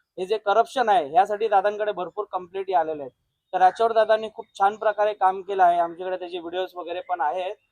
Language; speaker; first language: Marathi; native; Marathi